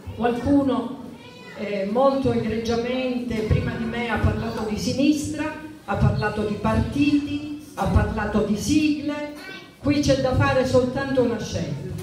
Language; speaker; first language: Italian; native; Italian